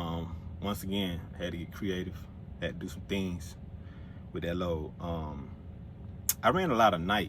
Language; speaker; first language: English; native; English